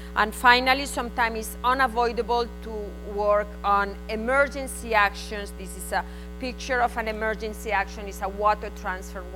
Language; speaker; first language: English; non-native, fluent; Spanish